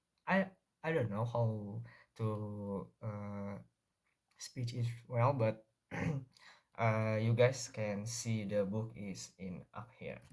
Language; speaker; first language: English; non-native, learner; Indonesian